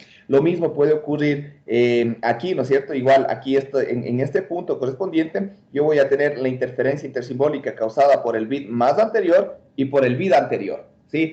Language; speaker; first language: Spanish; native; Spanish